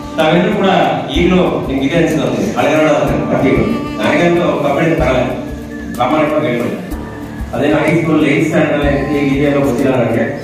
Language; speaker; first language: Kannada; non-native, local second language; Telugu